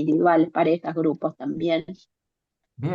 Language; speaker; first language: Spanish; native; Spanish